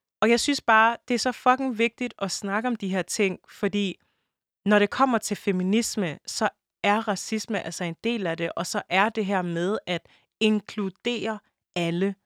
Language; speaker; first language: Danish; early bilingual, other home language; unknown